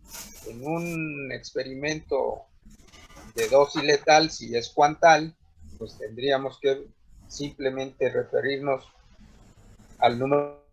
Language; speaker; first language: Spanish; native; Spanish